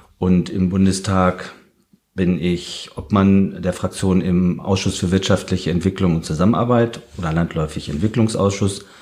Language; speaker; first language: German; early bilingual, heritage; German